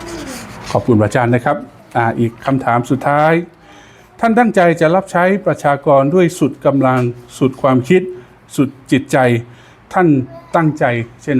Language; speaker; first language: Thai; native; Thai